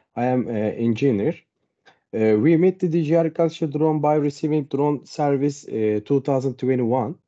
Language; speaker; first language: English; non-native, learner; Turkish